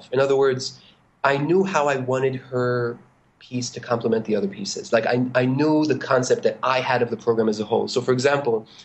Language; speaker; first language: English; non-native, fluent; Hebrew